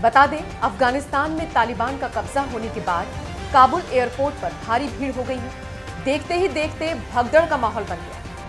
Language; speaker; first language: Hindi; native; Hindi